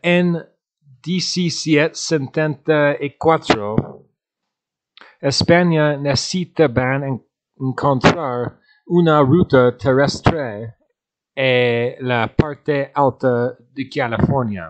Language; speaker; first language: Spanish; non-native, learner; English